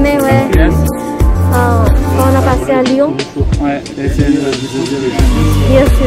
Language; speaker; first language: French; non-native, learner; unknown